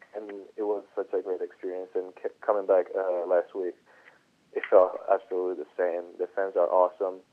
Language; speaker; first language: English; non-native, fluent; Italian